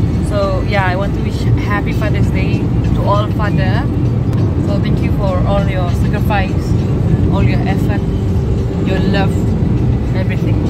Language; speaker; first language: English; non-native, local second language; Malay